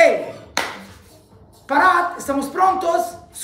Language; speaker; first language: Spanish; non-native, learner; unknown